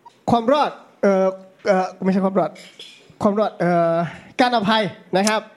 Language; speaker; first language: Thai; native; Thai